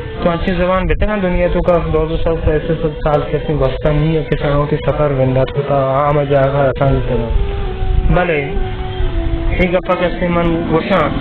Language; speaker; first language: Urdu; non-native, local second language; Baluchi